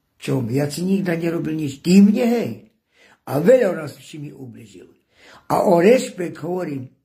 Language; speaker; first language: Slovak; non-native, local second language; Romany